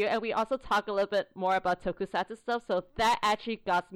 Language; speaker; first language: English; non-native, local second language; Cantonese